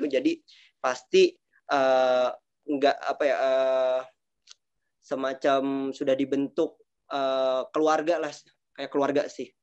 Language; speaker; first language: Indonesian; native; Indonesian